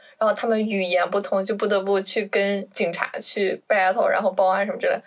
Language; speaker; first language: Chinese; native; Chinese